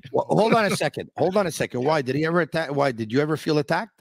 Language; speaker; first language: English; native; English